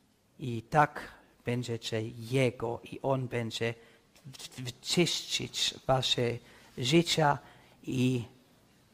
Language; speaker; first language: Polish; non-native, learner; English